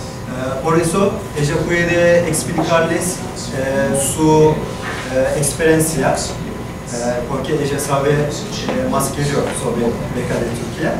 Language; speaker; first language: Spanish; non-native, learner; Turkish